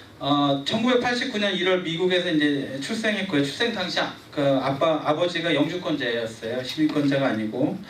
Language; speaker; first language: Korean; native; Korean